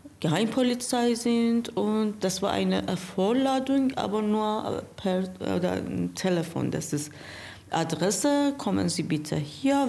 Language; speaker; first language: German; non-native, learner; Persian